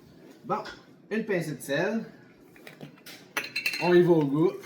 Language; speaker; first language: French; native; French